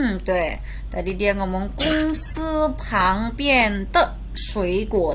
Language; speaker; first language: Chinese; non-native, fluent; Indonesian